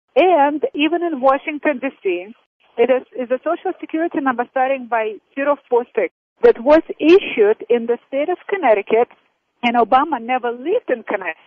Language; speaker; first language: English; non-native, fluent; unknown